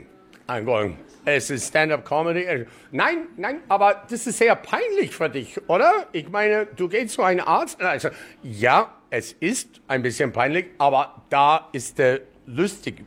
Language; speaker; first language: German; non-native, learner; English